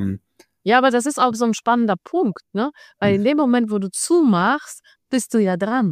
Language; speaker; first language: German; non-native, fluent; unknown